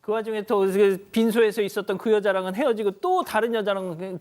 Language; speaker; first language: Korean; native; Korean